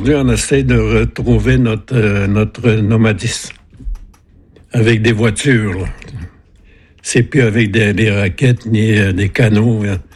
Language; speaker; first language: French; non-native, fluent; Innu-aimun